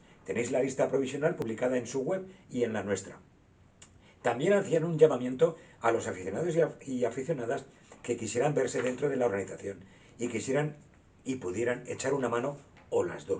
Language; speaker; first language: Spanish; native; Spanish